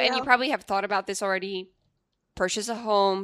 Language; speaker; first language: English; non-native, local second language; Pampanga